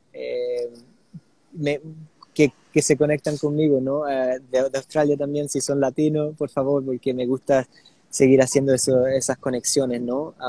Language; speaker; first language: Spanish; early bilingual, heritage; Spanish